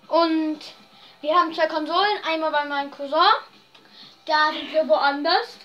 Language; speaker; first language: German; native; German